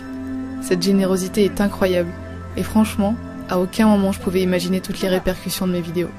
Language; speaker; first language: French; native; French